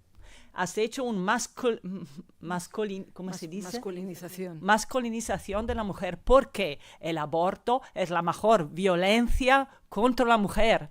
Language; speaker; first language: Spanish; non-native, fluent; Italian